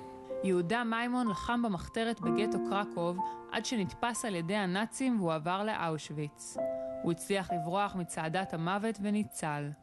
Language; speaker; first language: Hebrew; native; Hebrew